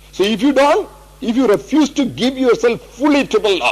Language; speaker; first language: English; non-native, local second language; Malayalam